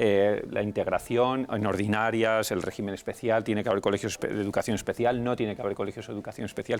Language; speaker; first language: Spanish; native; Spanish